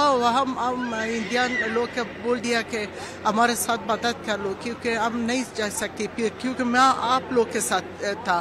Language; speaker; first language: Hindi; non-native, learner; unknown